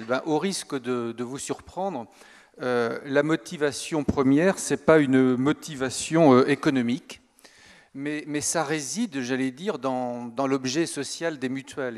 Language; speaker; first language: French; native; French